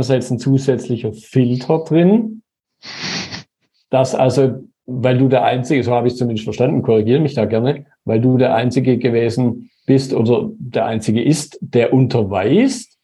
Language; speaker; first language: German; native; German